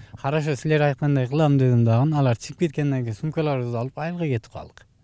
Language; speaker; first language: Kyrgyz; non-native, local second language; Uzbek